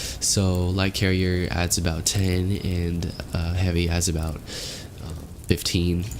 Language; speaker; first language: English; native; English